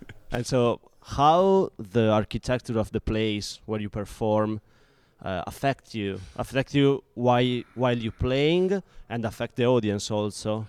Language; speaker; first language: English; non-native, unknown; Italian